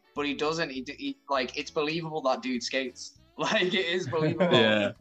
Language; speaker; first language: English; native; English